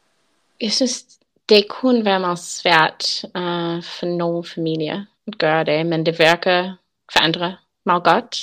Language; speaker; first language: Danish; non-native, learner; English